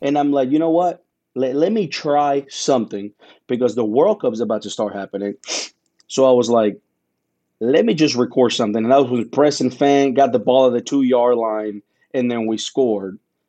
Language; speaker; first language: English; early bilingual, other home language; Spanish